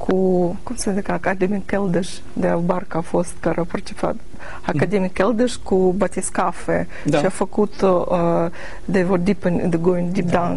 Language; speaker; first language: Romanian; non-native, learner; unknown